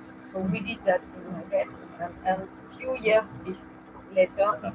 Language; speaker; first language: English; non-native, learner; French